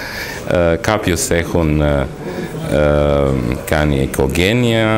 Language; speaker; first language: Greek; non-native, learner; Romanian